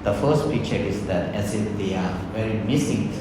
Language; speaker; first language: English; non-native, fluent; Burmese